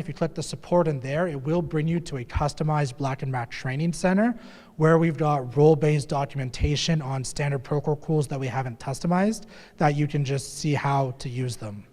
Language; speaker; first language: English; native; English